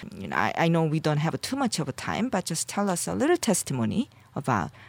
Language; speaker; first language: English; non-native, fluent; Korean